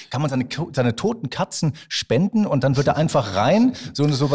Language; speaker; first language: German; native; German